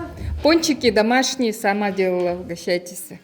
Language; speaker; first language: Russian; native; Russian